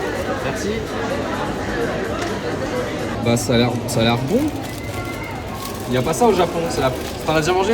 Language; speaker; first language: French; native; French